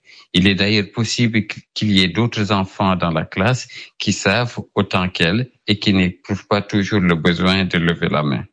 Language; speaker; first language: French; non-native, local second language; Wolof